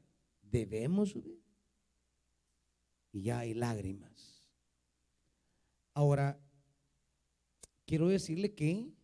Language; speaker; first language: Spanish; native; Spanish